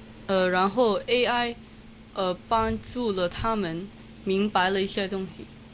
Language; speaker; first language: Chinese; non-native, local second language; Cantonese